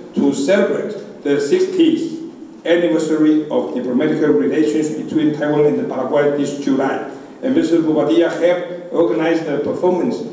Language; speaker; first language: English; non-native, fluent; Chinese